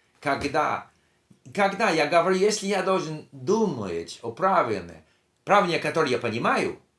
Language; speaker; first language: Russian; non-native, learner; English